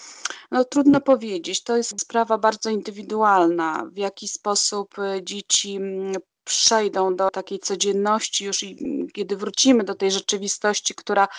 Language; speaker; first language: Polish; native; Polish